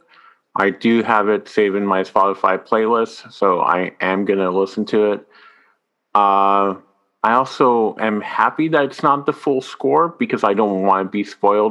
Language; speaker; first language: English; non-native, fluent; French